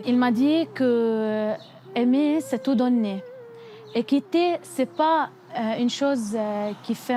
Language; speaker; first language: French; non-native, local second language; Arabic